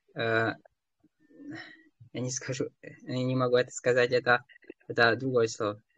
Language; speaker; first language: Russian; non-native, learner; Hungarian